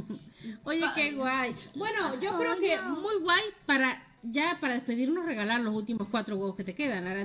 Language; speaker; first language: Spanish; native; Spanish